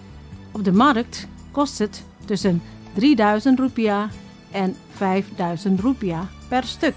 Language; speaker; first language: Dutch; non-native, fluent; Indonesian